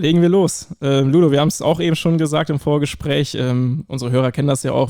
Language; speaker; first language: German; native; German